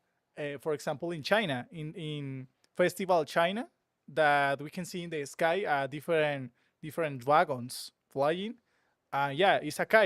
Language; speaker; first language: English; non-native, learner; Spanish